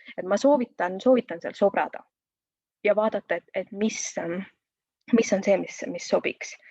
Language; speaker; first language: Estonian; native; Estonian